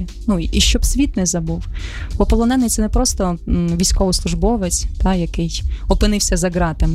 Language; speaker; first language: Ukrainian; native; Ukrainian